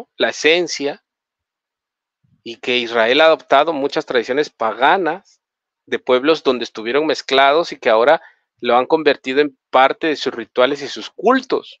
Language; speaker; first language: Spanish; native; Spanish